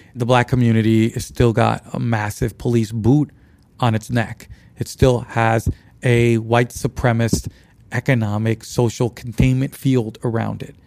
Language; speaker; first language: English; early bilingual, other home language; Spanish